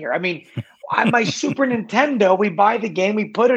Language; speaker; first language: English; native; English